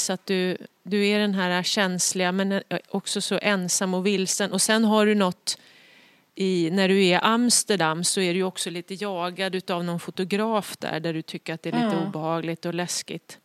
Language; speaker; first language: Swedish; native; Swedish